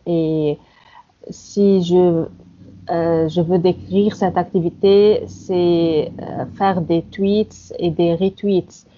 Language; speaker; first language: French; non-native, fluent; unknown